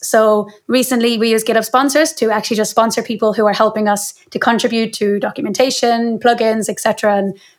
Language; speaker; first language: English; native; English